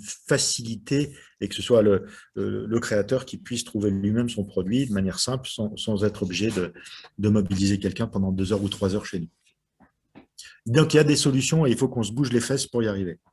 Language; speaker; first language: French; native; French